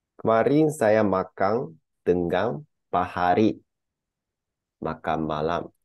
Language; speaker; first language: Indonesian; non-native, fluent; Japanese